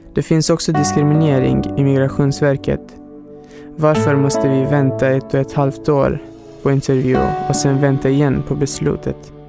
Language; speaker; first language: Swedish; non-native, fluent; Hazaragi